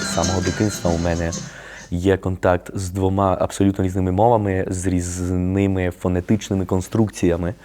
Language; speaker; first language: Ukrainian; early bilingual, heritage; Spanish